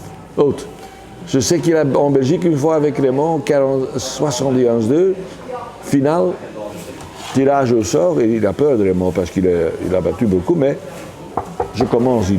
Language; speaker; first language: French; non-native, local second language; Dutch